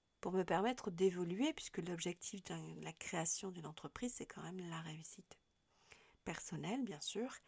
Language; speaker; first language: French; native; French